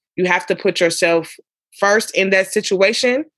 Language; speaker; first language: English; native; English